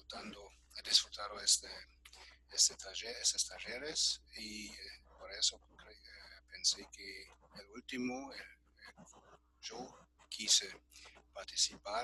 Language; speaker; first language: Spanish; non-native, fluent; German